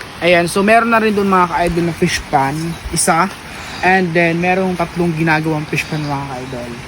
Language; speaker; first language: Filipino; non-native, local second language; Bikol